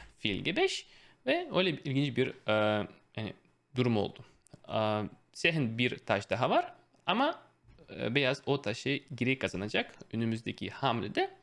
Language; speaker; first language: Turkish; non-native, fluent; Russian